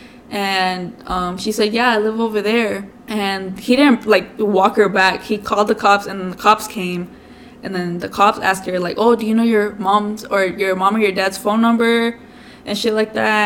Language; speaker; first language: English; early bilingual, other home language; Spanish